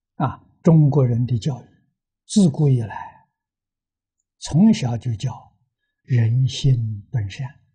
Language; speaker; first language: Chinese; native; Chinese